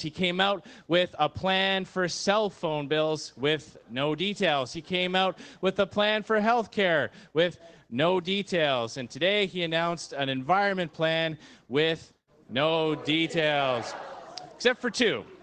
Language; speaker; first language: English; native; English